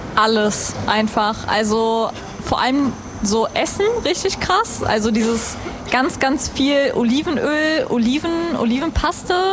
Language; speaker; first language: German; early bilingual, other home language; Greek